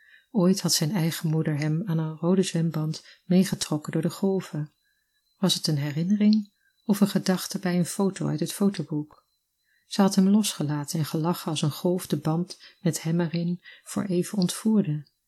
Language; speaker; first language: Dutch; native; Dutch